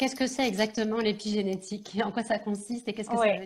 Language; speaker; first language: French; native; French